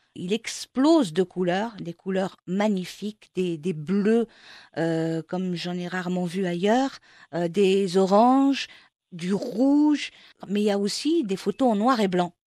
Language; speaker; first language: French; non-native, local second language; Arabic